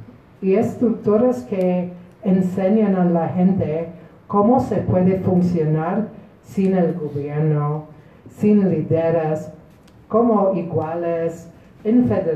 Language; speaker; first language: Spanish; non-native, fluent; Polish